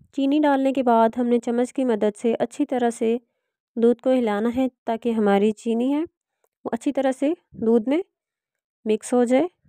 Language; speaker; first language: Urdu; non-native, local second language; Punjabi